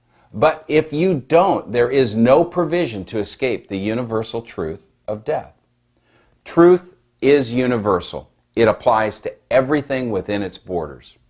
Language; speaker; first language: English; native; English